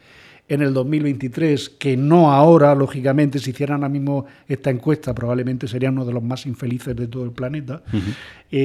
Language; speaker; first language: Spanish; native; Spanish